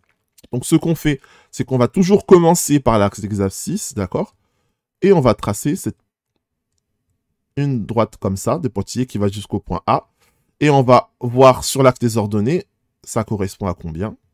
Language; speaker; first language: French; native; French